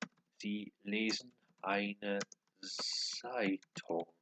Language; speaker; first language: German; non-native, learner; English